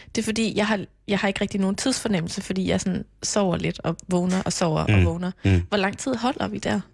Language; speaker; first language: Danish; native; Danish